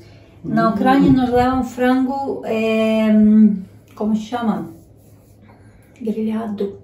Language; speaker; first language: Portuguese; non-native, learner; Ukrainian